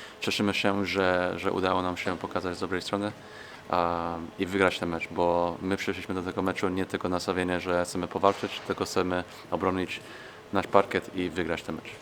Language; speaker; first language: Polish; non-native, fluent; English